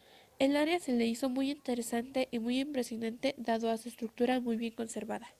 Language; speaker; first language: Spanish; native; Spanish